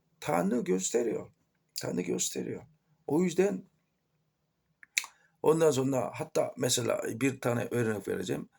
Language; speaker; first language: Turkish; non-native, fluent; Korean